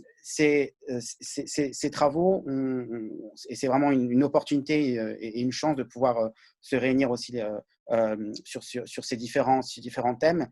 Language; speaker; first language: French; native; French